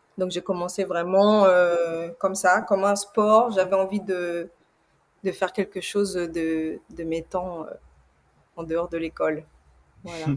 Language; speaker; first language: French; early bilingual, other home language; Portuguese